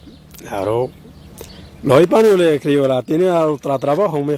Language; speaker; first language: Spanish; non-native, learner; Arabic